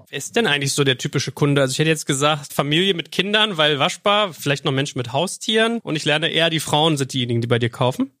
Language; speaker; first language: German; native; German